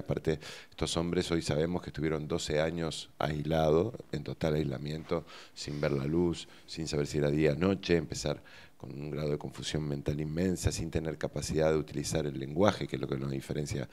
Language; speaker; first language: Spanish; native; Spanish